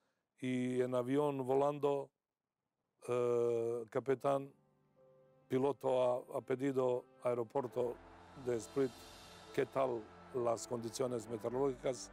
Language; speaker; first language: Spanish; non-native, fluent; Serbian